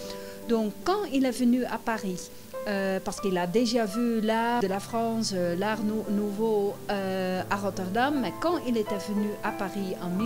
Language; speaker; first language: French; non-native, fluent; Dutch